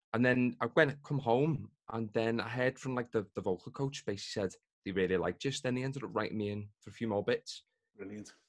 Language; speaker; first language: English; native; English